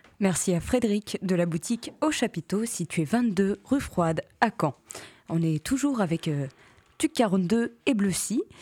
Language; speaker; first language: French; native; French